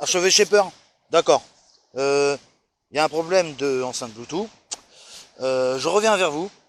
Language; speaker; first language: French; native; French